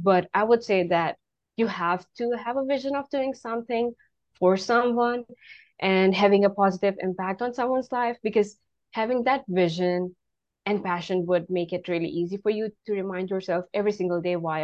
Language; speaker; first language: English; non-native, local second language; Urdu